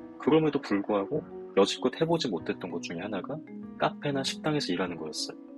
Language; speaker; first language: Korean; native; Korean